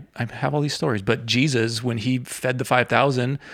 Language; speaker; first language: English; native; English